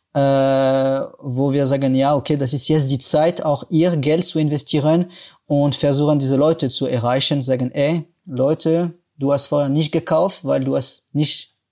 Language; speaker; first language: German; non-native, fluent; French